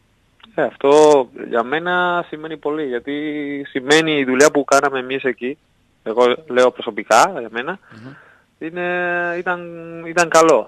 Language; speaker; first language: Greek; non-native, learner; Spanish